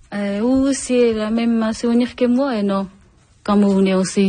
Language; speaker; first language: French; non-native, learner; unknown